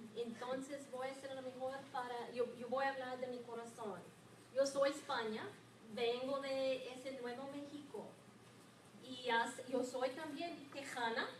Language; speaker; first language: Spanish; non-native, learner; English